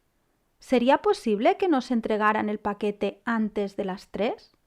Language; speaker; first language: Spanish; native; Spanish